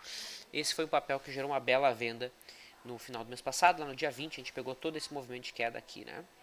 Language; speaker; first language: Portuguese; native; Portuguese